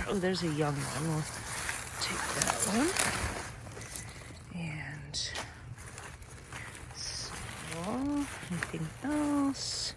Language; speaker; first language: English; native; English